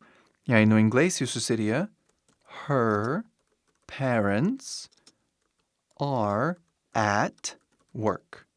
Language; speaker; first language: Portuguese; non-native, fluent; English